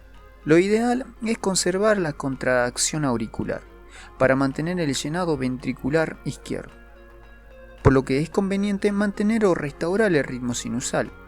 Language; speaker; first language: Spanish; native; Spanish